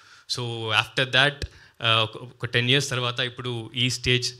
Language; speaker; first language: Telugu; non-native, learner; Tamil